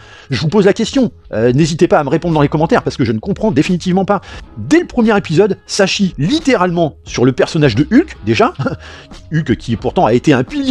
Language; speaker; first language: French; native; French